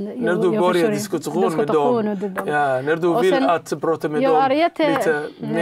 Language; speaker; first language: Swedish; non-native, learner; Somali